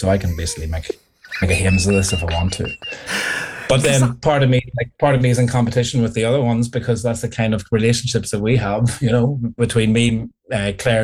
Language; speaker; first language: English; native; English